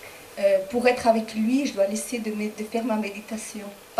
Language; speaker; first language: French; non-native, fluent; Spanish